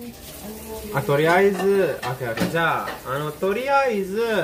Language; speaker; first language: Japanese; non-native, fluent; Filipino